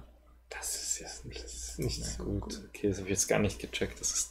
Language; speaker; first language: German; native; German